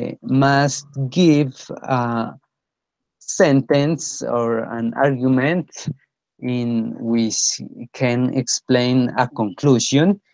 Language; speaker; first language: English; non-native, fluent; Spanish